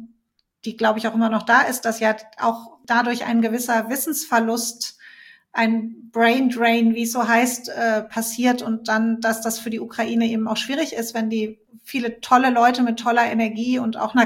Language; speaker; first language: German; native; German